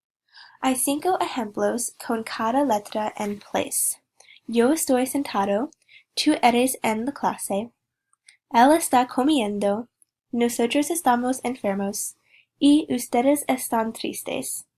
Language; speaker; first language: Spanish; non-native, learner; English